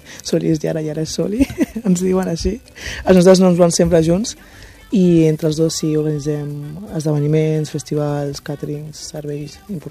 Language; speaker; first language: Catalan; early bilingual, other home language; Wolof